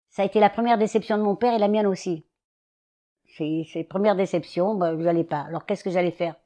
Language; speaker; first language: French; native; French